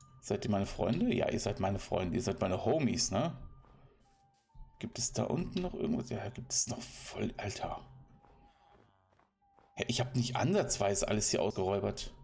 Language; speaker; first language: German; native; German